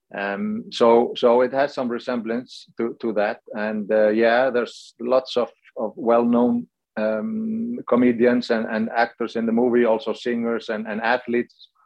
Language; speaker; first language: English; non-native, fluent; Icelandic